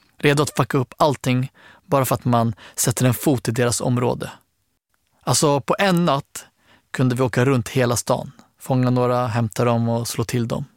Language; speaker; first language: Swedish; early bilingual, other home language; Arabic